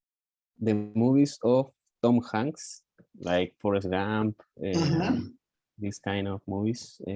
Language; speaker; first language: English; non-native, learner; Spanish